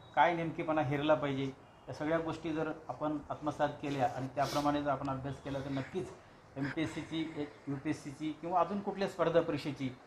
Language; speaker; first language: Marathi; native; Marathi